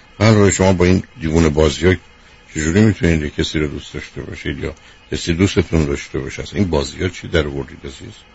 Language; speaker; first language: Persian; native; Persian